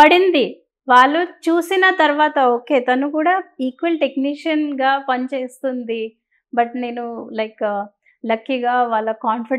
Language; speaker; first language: Telugu; non-native, learner; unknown